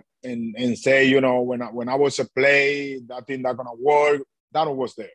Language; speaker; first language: English; non-native, learner; Spanish